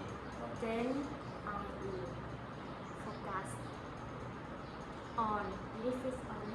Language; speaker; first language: English; non-native, learner; Thai